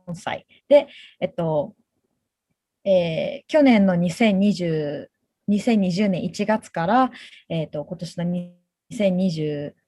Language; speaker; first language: Japanese; native; Japanese